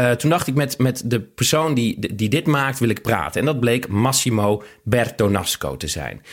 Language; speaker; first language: Dutch; native; Dutch